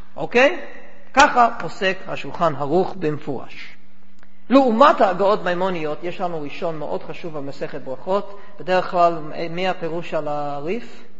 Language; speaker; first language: Hebrew; non-native, fluent; English